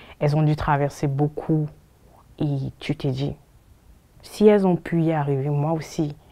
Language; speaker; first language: French; native; French